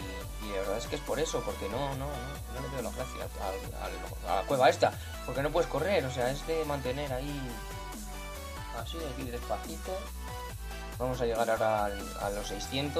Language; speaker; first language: Spanish; native; Spanish